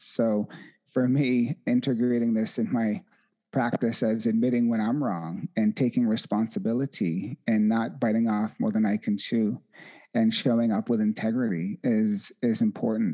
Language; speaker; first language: English; native; English